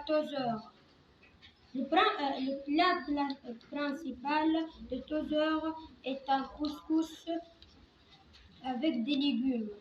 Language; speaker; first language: French; non-native, learner; Arabic